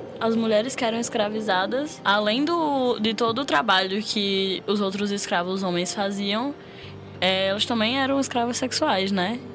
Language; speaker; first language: Portuguese; native; Portuguese